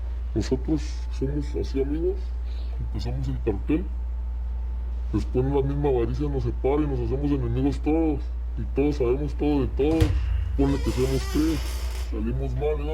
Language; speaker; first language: Spanish; native; Spanish